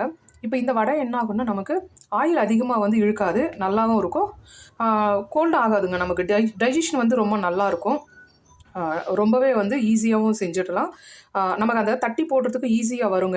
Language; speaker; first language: Tamil; native; Tamil